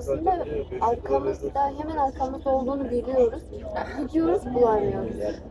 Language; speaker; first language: Turkish; non-native, fluent; Kyrgyz